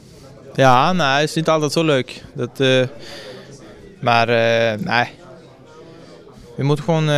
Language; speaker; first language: Dutch; non-native, fluent; Swedish